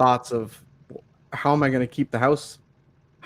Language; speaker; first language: English; native; English